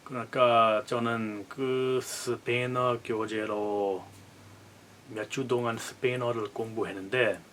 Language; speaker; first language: Korean; non-native, fluent; English